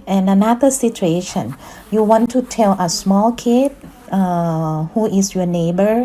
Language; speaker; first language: English; non-native, fluent; Thai